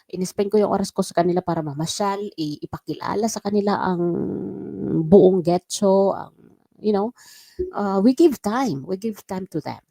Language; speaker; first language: Filipino; non-native, local second language; Waray